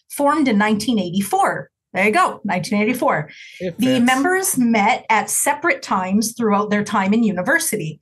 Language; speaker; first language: English; native; English